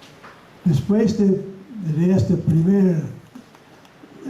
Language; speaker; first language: Spanish; non-native, fluent; English